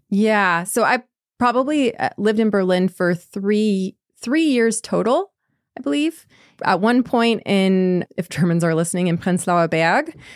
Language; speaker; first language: English; native; English